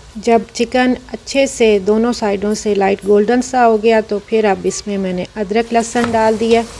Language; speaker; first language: Urdu; non-native, local second language; Punjabi